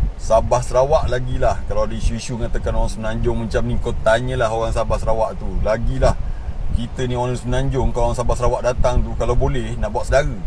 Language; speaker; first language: Malay; native; Malay